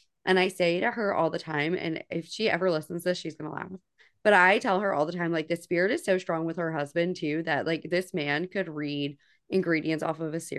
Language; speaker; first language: English; native; English